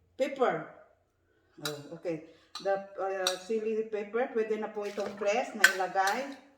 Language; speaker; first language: Filipino; non-native, local second language; Iloko